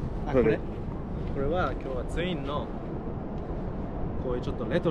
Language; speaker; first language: Japanese; native; Japanese